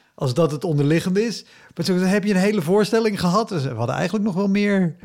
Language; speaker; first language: Dutch; native; Dutch